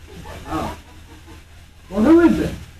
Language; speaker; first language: English; native; English